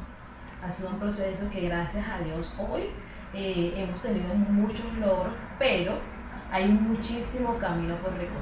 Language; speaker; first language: Spanish; native; Spanish